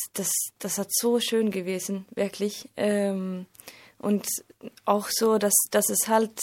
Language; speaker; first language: German; non-native, fluent; Swedish